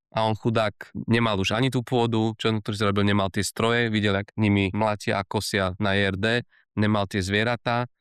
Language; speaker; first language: Slovak; native; Slovak